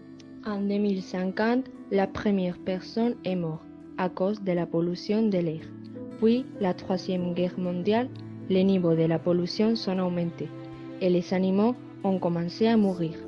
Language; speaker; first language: French; non-native, learner; Spanish